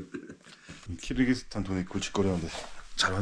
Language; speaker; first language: Korean; native; Korean